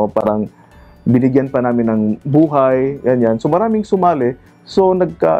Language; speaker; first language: Filipino; native; Filipino